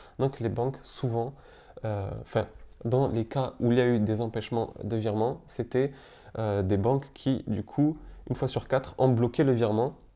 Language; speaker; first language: French; native; French